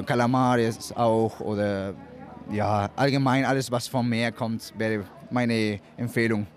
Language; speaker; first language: German; non-native, fluent; Spanish